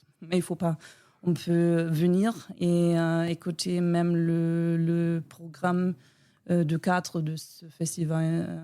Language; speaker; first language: French; non-native, learner; German